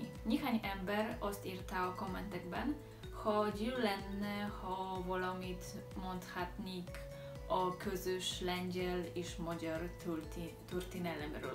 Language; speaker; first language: Hungarian; non-native, learner; Polish